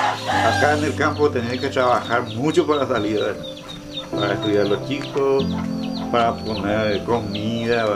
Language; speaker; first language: Spanish; non-native, local second language; Guarani